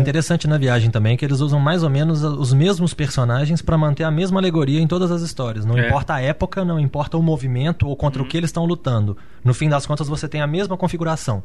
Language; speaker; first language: Portuguese; native; Portuguese